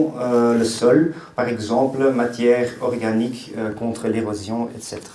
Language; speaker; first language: French; non-native, local second language; Dutch